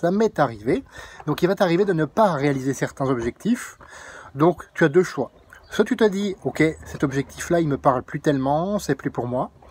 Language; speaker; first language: French; native; French